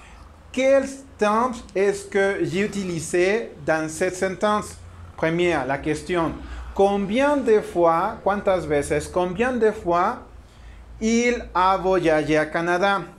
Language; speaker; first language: French; non-native, learner; Spanish